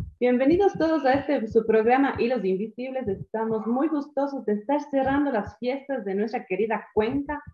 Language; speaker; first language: Spanish; native; Spanish